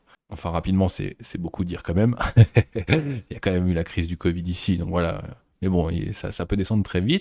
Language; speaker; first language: French; native; French